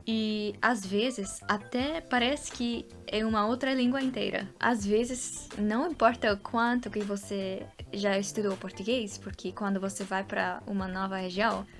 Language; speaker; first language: Portuguese; non-native, fluent; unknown